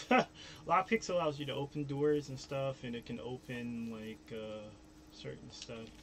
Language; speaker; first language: English; native; English